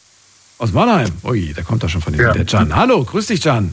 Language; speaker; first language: German; native; German